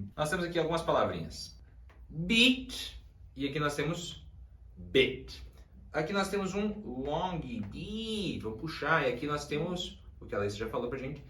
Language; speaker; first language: Portuguese; early bilingual, heritage; Portuguese